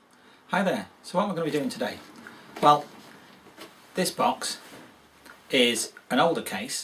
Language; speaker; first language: English; native; English